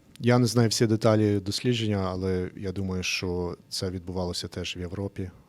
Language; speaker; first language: Ukrainian; early bilingual, heritage; English